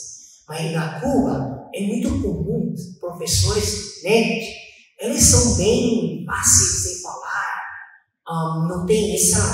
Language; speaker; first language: Portuguese; non-native, fluent; Chinese